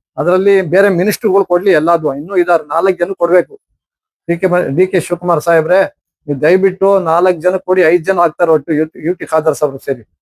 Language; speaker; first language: Kannada; non-native, local second language; Urdu